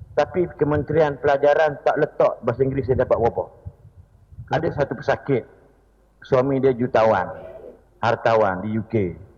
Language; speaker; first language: Malay; native; Malay